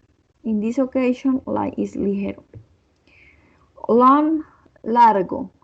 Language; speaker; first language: English; non-native, learner; Spanish